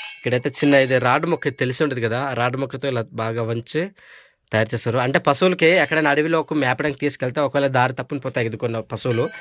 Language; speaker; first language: Telugu; non-native, local second language; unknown